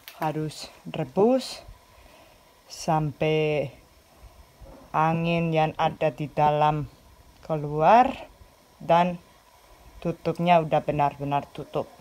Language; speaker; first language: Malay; non-native, fluent; Spanish